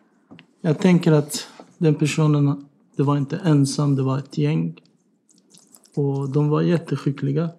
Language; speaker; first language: Swedish; non-native, learner; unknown